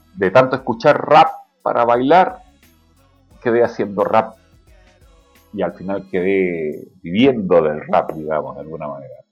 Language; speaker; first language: Spanish; native; Spanish